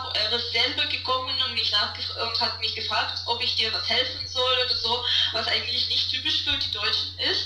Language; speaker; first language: German; non-native, fluent; Russian